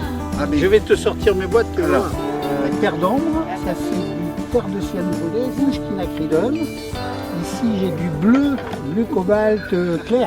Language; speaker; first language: French; native; French